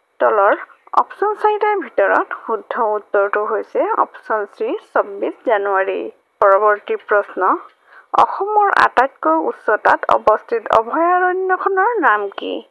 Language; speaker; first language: Assamese; native; Assamese